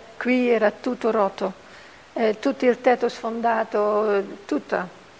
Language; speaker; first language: Italian; non-native, fluent; Dutch